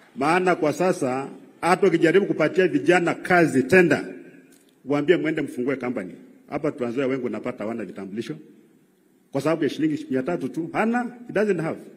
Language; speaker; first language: Swahili; non-native, local second language; Luyia